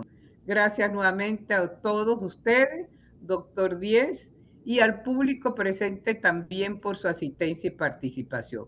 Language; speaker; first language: Spanish; native; Spanish